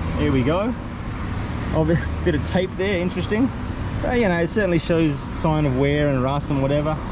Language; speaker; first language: English; native; English